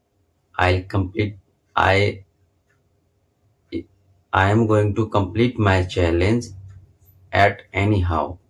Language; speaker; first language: English; non-native, learner; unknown